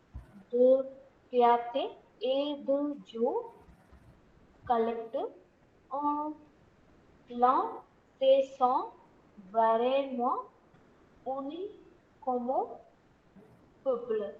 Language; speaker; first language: French; non-native, learner; Tamil